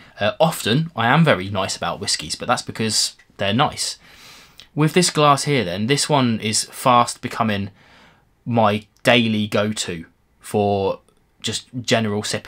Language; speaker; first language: English; native; English